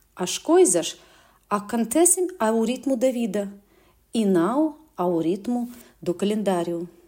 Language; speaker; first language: Portuguese; non-native, fluent; Russian